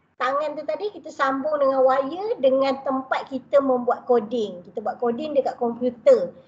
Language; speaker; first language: Malay; native; Malay